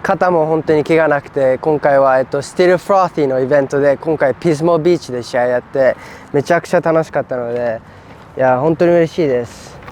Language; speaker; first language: Japanese; early bilingual, other home language; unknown